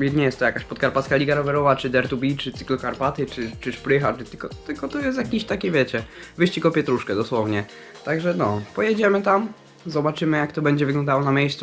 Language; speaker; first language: Polish; native; Polish